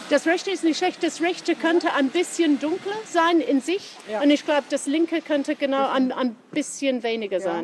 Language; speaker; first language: German; non-native, fluent; English